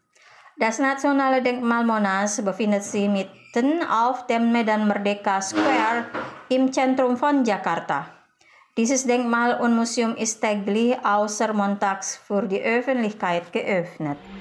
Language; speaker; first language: German; non-native, fluent; Indonesian